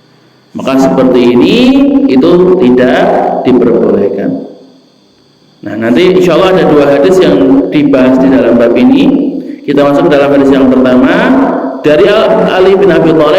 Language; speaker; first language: Indonesian; non-native, local second language; Javanese